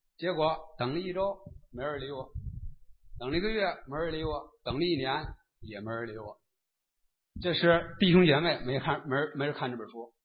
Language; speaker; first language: Chinese; native; Chinese